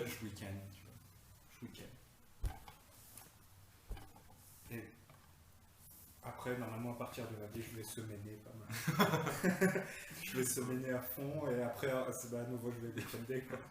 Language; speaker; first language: French; native; French